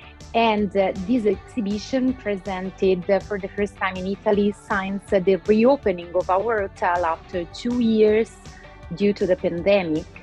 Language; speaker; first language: English; non-native, local second language; Italian